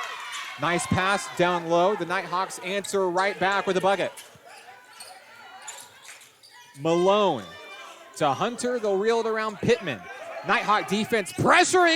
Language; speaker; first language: English; native; English